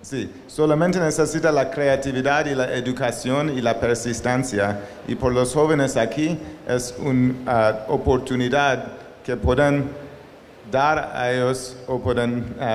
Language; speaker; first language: Spanish; non-native, learner; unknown